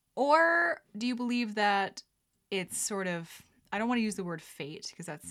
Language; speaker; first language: English; early bilingual, other home language; Dutch